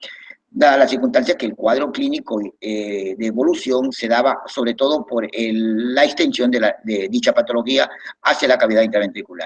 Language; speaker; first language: Spanish; native; Spanish